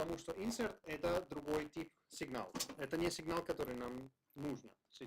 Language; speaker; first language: Russian; non-native, learner; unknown